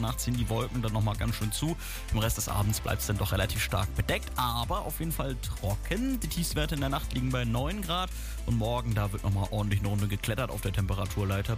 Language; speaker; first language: German; native; German